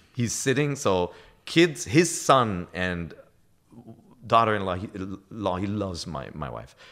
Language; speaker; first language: English; non-native, fluent; German